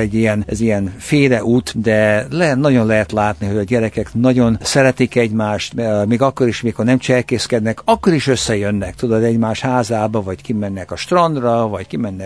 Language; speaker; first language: Hungarian; early bilingual, heritage; Hungarian